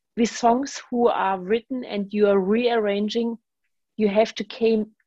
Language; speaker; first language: English; non-native, fluent; German